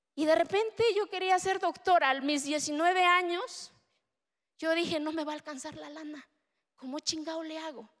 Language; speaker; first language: Spanish; early bilingual, other home language; Zapotec